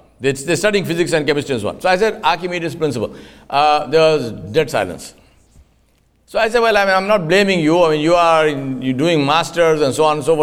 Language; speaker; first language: English; non-native, local second language; Urdu